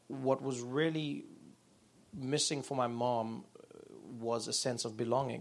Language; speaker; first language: English; native; English